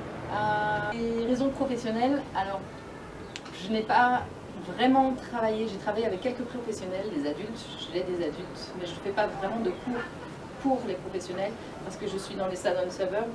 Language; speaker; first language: French; native; French